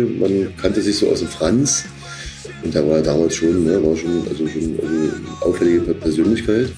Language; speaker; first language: German; native; German